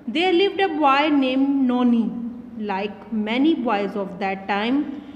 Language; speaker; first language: English; non-native, local second language; Hindi